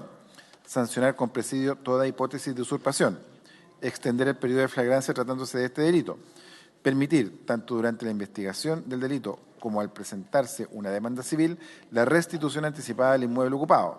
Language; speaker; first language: Spanish; native; Spanish